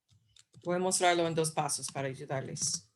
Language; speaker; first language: Spanish; non-native, fluent; English